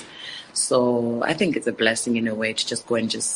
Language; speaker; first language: English; non-native, local second language; Northern Sotho